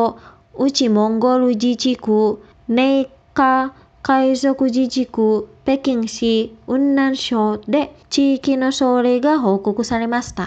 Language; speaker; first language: Japanese; non-native, fluent; Indonesian